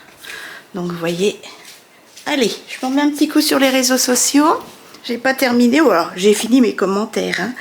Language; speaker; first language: French; native; French